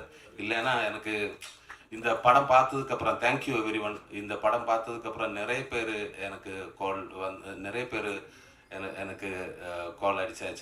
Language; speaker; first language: Tamil; non-native, learner; Malayalam